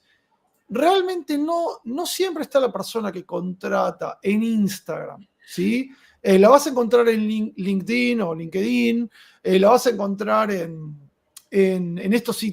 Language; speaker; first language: Spanish; native; Spanish